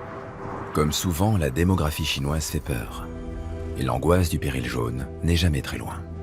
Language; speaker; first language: French; native; French